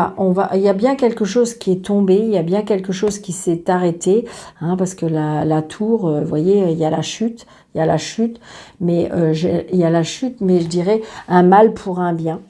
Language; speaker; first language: French; native; French